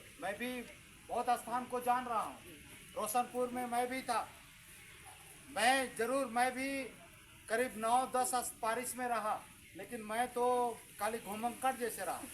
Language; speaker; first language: Hindi; native; Hindi